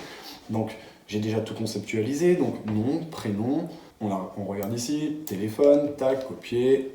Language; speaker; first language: French; native; French